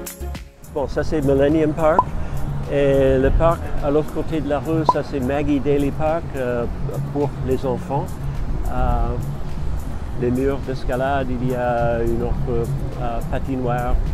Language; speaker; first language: French; non-native, fluent; English